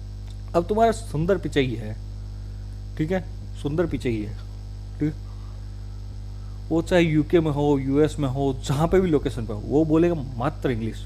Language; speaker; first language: Hindi; native; Hindi